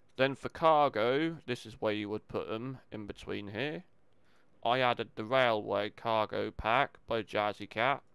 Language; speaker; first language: English; native; English